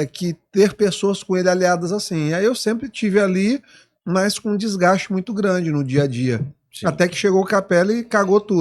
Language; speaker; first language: Portuguese; native; Portuguese